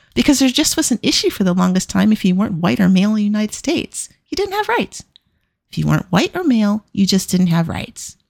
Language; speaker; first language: English; native; English